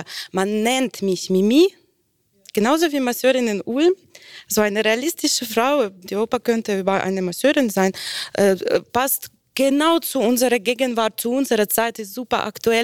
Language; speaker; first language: German; non-native, fluent; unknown